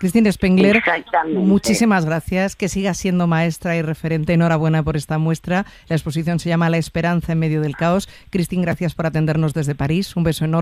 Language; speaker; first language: Spanish; native; Spanish